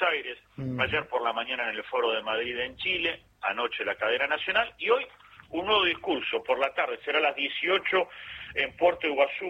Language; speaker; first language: Spanish; native; Spanish